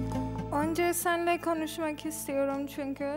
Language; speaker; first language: Turkish; non-native, learner; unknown